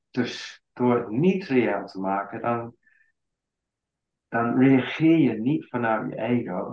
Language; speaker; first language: Dutch; non-native, fluent; English